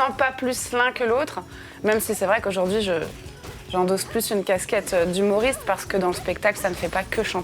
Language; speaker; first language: French; native; French